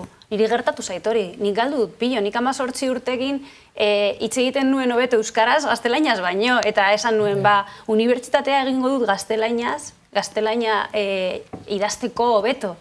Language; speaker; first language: Basque; non-native, local second language; Spanish